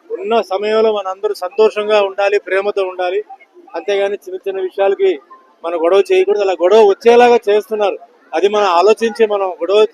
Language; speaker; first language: Telugu; non-native, fluent; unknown